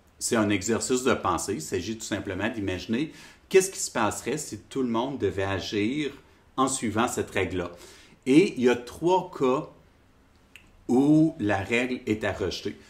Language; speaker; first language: French; native; French